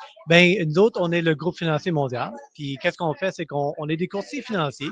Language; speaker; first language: French; native; French